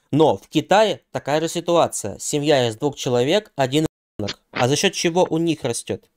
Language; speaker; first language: Russian; non-native, local second language; Ukrainian